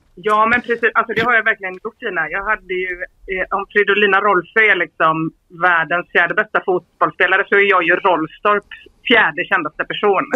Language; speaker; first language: Swedish; native; Swedish